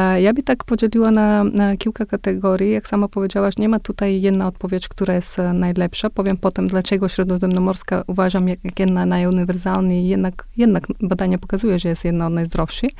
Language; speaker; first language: Polish; non-native, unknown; Macedonian